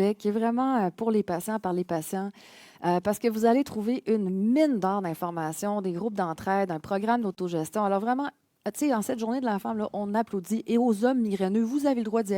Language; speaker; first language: French; native; French